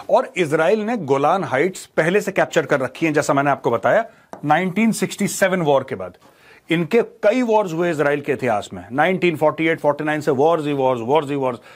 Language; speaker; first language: Hindi; native; Hindi